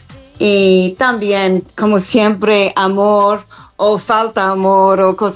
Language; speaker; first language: Spanish; non-native, fluent; English